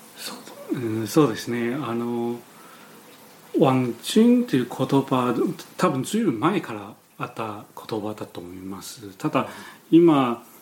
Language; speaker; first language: Japanese; non-native, fluent; Chinese